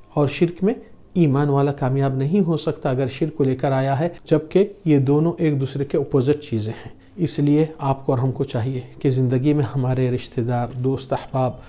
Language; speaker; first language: Urdu; non-native, fluent; Arabic